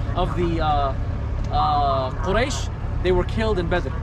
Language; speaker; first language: English; native; English